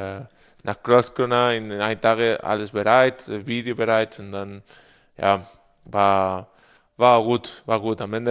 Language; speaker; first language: German; non-native, learner; Spanish